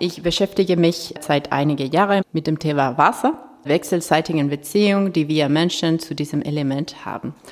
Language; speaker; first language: German; non-native, fluent; Spanish